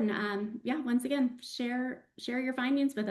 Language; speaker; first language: English; native; English